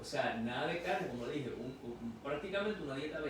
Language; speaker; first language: Spanish; native; Spanish